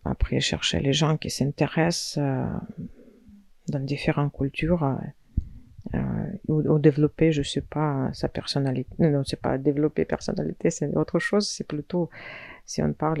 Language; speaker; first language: French; non-native, fluent; Russian